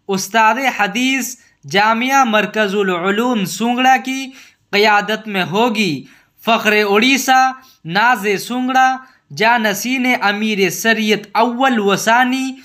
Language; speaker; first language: Urdu; native; Urdu